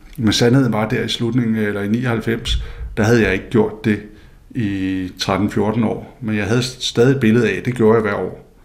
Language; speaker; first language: Danish; non-native, local second language; Faroese